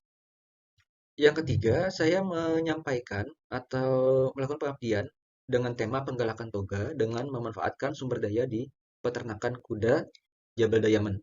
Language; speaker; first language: Indonesian; native; Indonesian